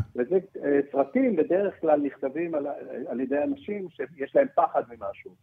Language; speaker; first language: Hebrew; early bilingual, other home language; French